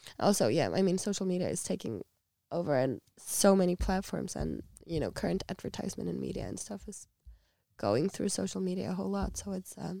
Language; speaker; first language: English; non-native, fluent; Icelandic